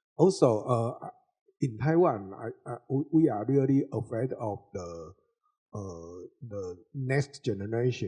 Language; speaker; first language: English; non-native, learner; Chinese